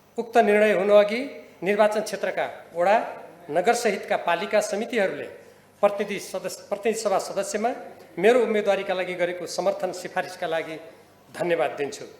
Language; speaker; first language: Nepali; native; Nepali